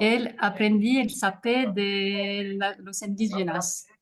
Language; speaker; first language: Spanish; non-native, fluent; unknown